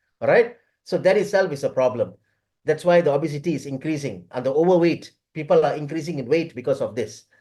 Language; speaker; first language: English; non-native, local second language; Tamil